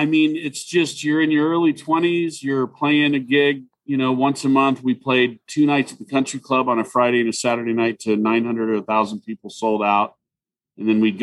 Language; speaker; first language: English; native; English